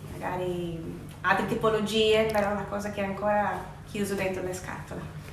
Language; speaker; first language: Italian; non-native, fluent; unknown